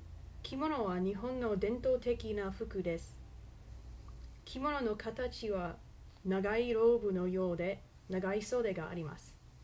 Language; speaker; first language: Japanese; non-native, learner; English